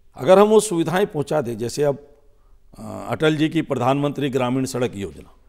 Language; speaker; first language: Hindi; native; Hindi